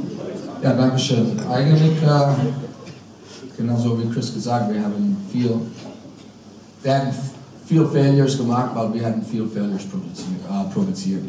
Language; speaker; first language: German; non-native, learner; English